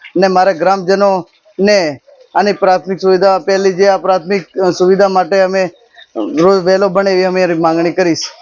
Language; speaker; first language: Gujarati; non-native, local second language; Rathawi